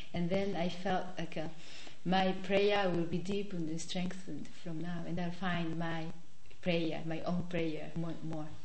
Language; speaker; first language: English; non-native, fluent; Japanese